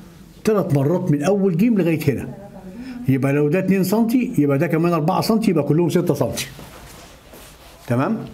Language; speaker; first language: Arabic; native; Arabic